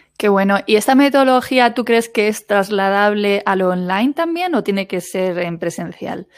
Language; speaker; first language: Spanish; native; Spanish